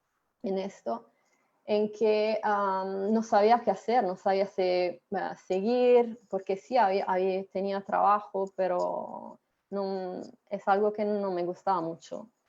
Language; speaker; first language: Spanish; non-native, fluent; Italian